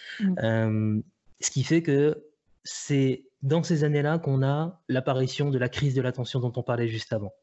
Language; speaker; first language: French; native; French